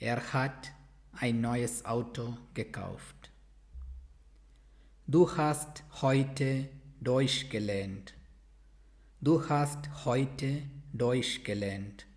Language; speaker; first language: German; non-native, fluent; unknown